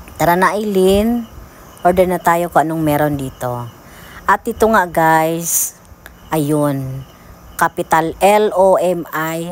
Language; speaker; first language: Filipino; non-native, local second language; Cebuano